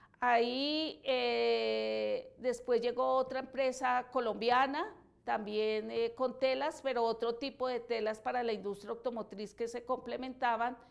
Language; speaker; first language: Spanish; native; Spanish